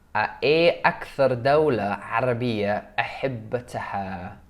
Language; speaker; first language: Arabic; non-native, learner; English